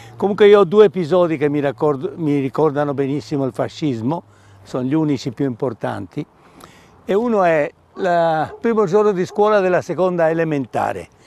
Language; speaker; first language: Italian; native; Italian